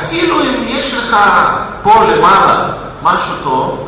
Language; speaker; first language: Hebrew; non-native, fluent; Russian